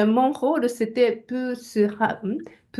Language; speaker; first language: French; non-native, learner; Japanese